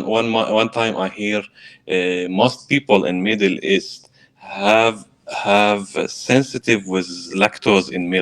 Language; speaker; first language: English; non-native, learner; Arabic